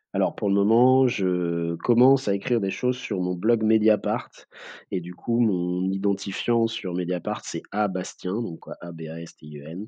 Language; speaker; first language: French; native; French